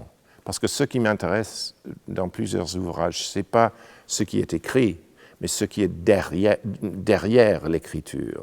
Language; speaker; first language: French; non-native, fluent; English